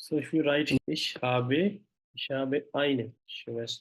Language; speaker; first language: German; non-native, fluent; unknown